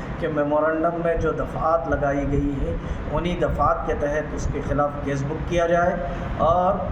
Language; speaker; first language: Urdu; native; Urdu